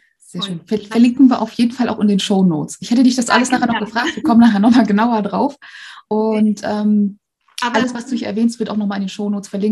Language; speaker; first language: German; native; German